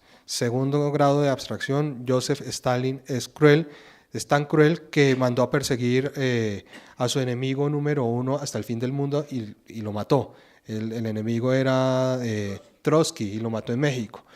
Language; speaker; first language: Spanish; native; Spanish